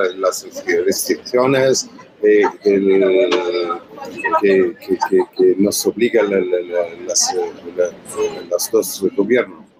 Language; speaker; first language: Spanish; non-native, learner; Arabic